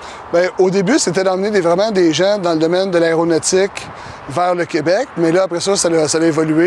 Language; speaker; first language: French; native; French